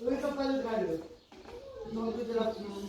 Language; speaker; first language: French; native; French